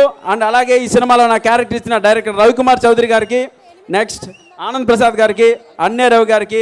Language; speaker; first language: Telugu; native; Telugu